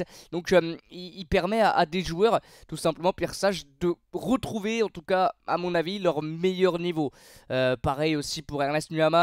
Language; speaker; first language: French; native; French